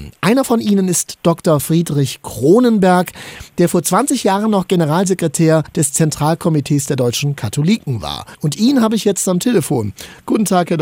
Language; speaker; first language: German; native; German